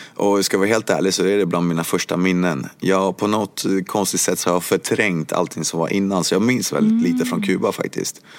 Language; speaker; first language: Swedish; early bilingual, other home language; Spanish